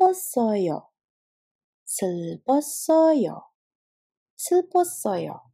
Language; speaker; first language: Korean; non-native, fluent; Indonesian